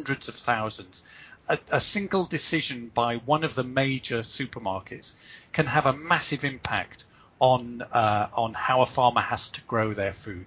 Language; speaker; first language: English; native; English